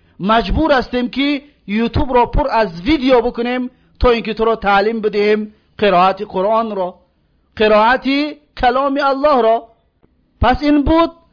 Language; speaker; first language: Persian; native; Persian